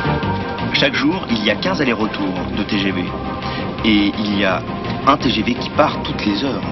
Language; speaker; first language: French; native; French